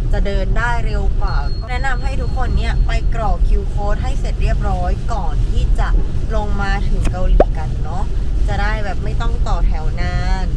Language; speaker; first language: Thai; non-native, fluent; Korean